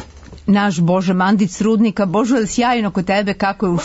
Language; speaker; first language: Serbian; native; Serbian